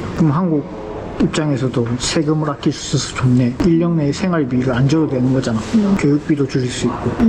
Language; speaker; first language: Korean; native; Korean